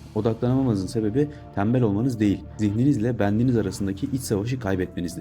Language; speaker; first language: Turkish; native; Turkish